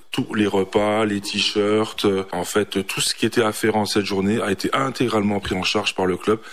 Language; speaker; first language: French; native; French